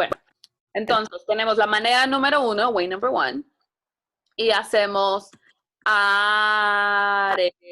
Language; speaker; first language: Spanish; non-native, fluent; English